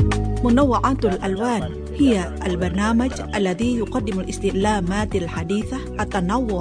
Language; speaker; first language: Arabic; non-native, fluent; Indonesian